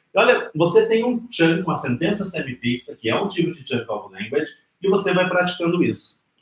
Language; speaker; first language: Portuguese; native; Portuguese